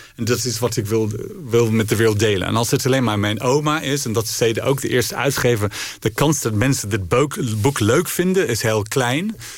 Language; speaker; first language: Dutch; non-native, fluent; English